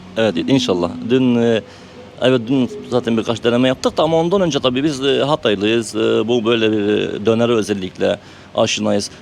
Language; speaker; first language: Turkish; native; Turkish